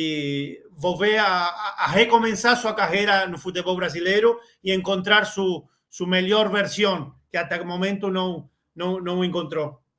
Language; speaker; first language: Portuguese; non-native, learner; Spanish